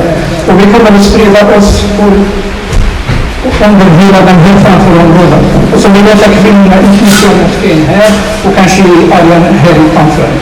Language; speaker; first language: Swedish; non-native, fluent; Somali